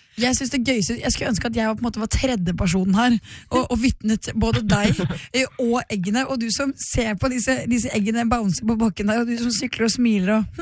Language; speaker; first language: Norwegian; native; Norwegian